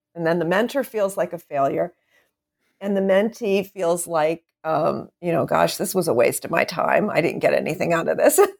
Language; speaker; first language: English; native; English